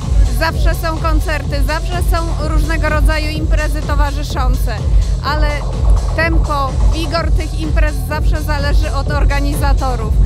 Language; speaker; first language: Polish; native; Polish